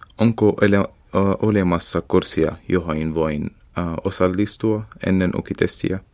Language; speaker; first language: Finnish; non-native, learner; Arabic